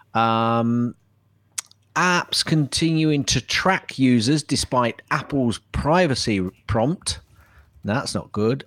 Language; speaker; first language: English; native; English